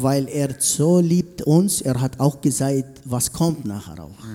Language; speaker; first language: German; non-native, learner; Arabic